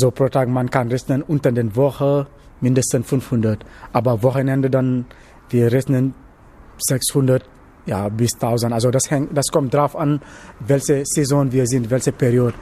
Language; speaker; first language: German; non-native, learner; Wolof